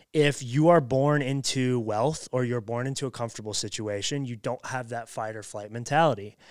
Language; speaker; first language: English; native; English